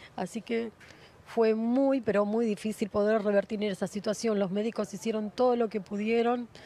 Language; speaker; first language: Spanish; native; Spanish